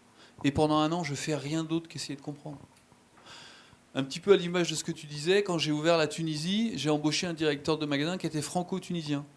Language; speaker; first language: French; native; French